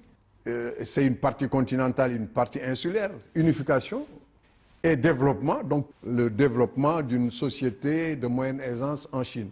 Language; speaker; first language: French; non-native, local second language; Wolof